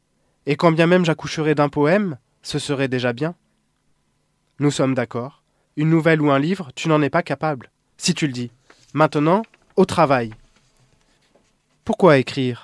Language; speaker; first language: French; native; French